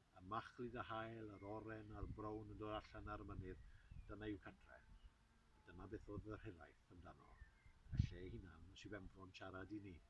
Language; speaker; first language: Welsh; native; Welsh